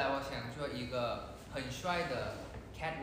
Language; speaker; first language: Chinese; non-native, learner; Thai